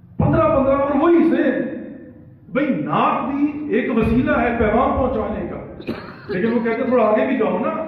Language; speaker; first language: Urdu; non-native, local second language; Pashto